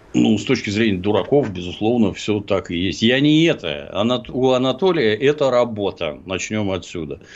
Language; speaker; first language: Russian; native; Russian